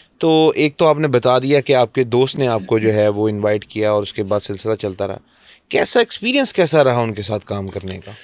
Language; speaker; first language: Urdu; native; Urdu